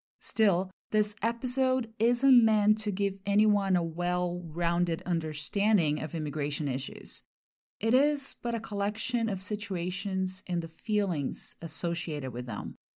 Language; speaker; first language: English; non-native, fluent; Portuguese